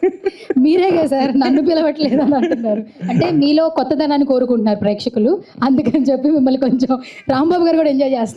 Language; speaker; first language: Telugu; native; Telugu